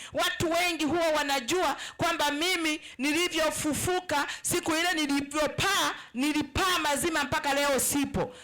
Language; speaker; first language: Swahili; native; Swahili